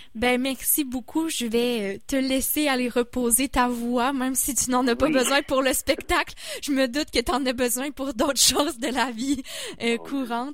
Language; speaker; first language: French; native; French